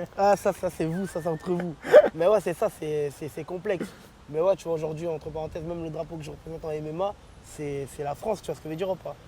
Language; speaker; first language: French; early bilingual, other home language; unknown